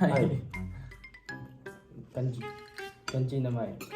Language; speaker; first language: Japanese; non-native, learner; Filipino